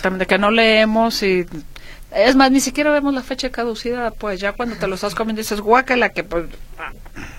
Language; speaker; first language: Spanish; native; Spanish